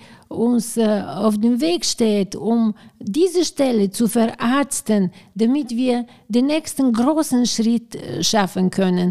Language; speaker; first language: German; non-native, fluent; Bulgarian